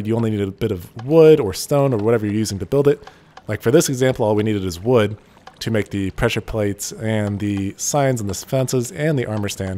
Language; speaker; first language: English; native; English